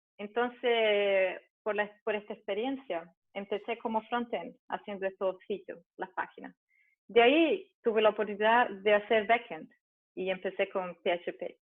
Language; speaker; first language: Spanish; early bilingual, heritage; Spanish